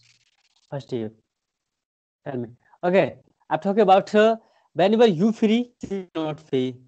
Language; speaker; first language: English; non-native, fluent; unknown